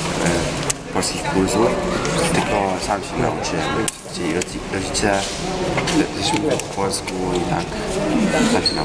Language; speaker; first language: Polish; early bilingual, heritage; Polish